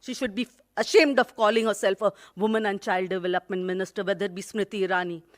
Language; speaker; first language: English; non-native, local second language; Hindi